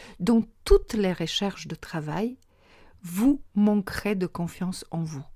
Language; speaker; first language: French; non-native, fluent; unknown